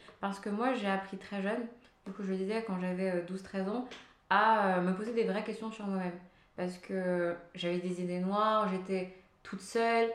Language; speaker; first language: French; early bilingual, other home language; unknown